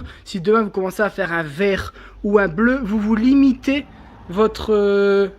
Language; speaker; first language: French; native; French